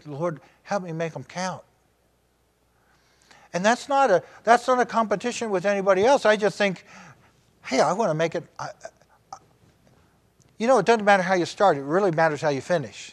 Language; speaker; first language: English; native; English